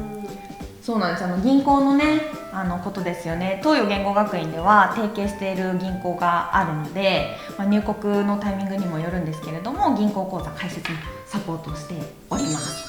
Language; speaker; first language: Japanese; native; Japanese